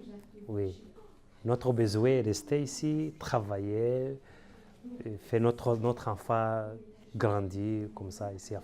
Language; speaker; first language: French; non-native, learner; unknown